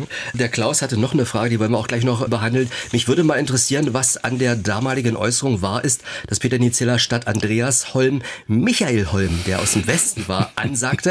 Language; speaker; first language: German; native; German